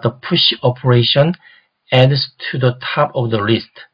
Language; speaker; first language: English; non-native, fluent; Korean